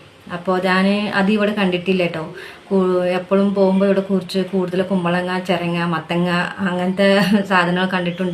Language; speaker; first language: Malayalam; non-native, local second language; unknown